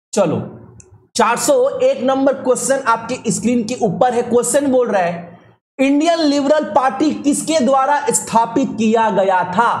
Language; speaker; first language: Hindi; native; Hindi